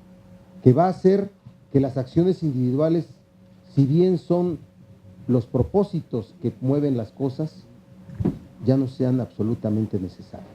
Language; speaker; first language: Spanish; native; Spanish